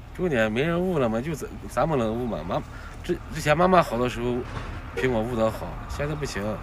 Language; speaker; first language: Chinese; native; Chinese